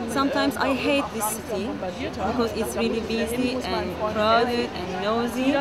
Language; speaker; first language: English; non-native, learner; Turkish